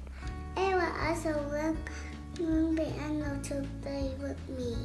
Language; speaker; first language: English; non-native, learner; Vietnamese